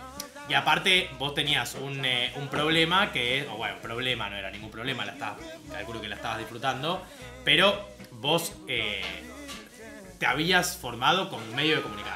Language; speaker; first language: Spanish; native; Spanish